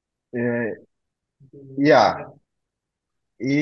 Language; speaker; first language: German; non-native, learner; Bangla